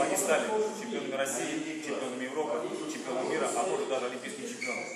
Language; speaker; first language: Russian; native; Russian